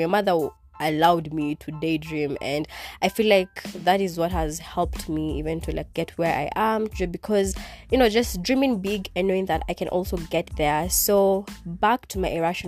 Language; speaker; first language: English; non-native, local second language; Kikuyu